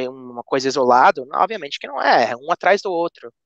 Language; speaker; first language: Portuguese; non-native, fluent; English